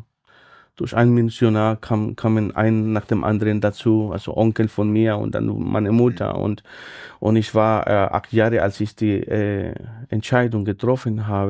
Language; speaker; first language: German; non-native, fluent; Spanish